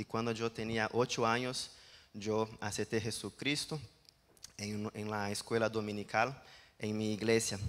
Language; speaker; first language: Spanish; non-native, learner; Portuguese